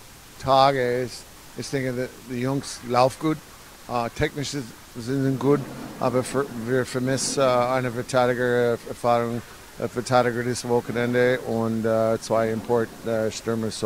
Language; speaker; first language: German; non-native, learner; English